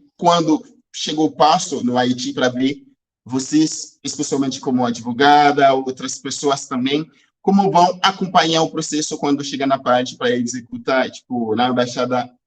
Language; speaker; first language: Portuguese; non-native, fluent; Haitian Creole